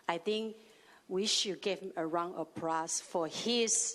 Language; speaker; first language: English; non-native, learner; Chinese